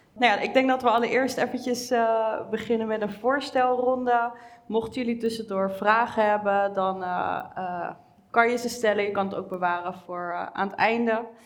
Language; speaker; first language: Dutch; native; Dutch